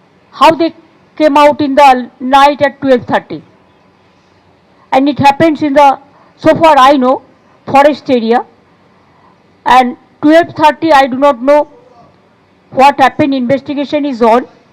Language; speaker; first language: English; non-native, local second language; Bangla